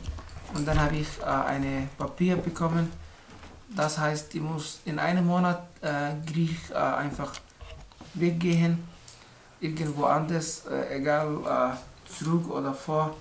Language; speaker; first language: German; non-native, learner; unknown